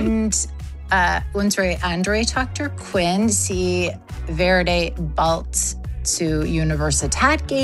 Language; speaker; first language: German; non-native, learner; English